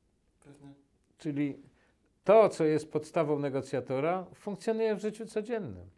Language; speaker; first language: Polish; native; Polish